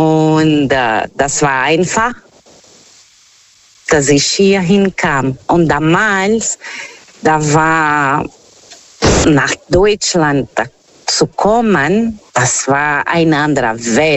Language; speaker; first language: German; non-native, learner; Portuguese